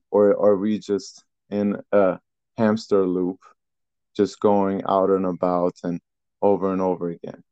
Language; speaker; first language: English; early bilingual, other home language; Persian